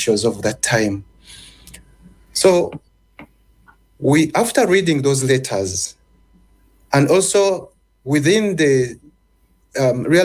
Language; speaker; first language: English; non-native, local second language; Ganda